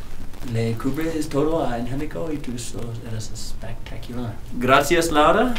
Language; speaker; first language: Spanish; non-native, learner; English